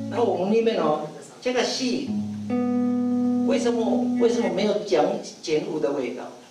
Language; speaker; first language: Chinese; non-native, fluent; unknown